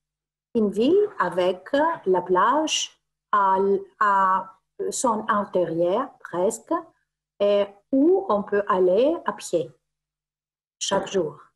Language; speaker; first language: French; non-native, fluent; Greek